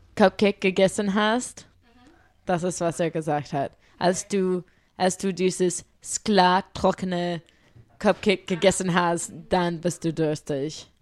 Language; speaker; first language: German; non-native, learner; English